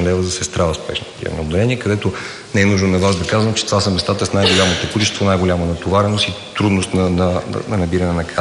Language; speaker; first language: Bulgarian; native; Bulgarian